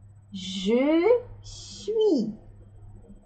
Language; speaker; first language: French; non-native, fluent; Russian